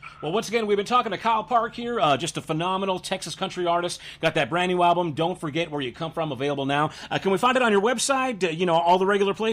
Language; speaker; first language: English; native; English